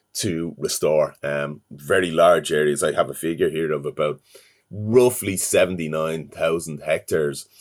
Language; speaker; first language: English; native; English